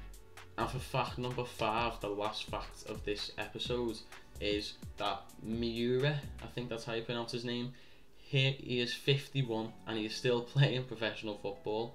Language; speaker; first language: English; native; English